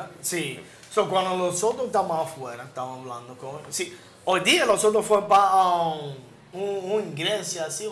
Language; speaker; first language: Spanish; non-native, learner; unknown